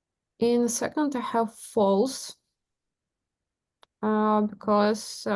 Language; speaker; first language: English; non-native, learner; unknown